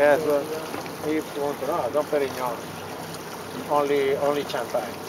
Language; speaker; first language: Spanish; non-native, fluent; Italian